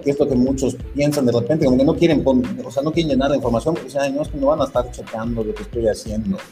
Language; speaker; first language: Spanish; native; Spanish